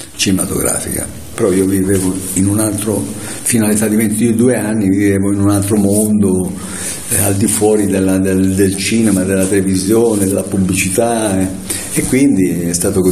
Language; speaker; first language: Italian; native; Italian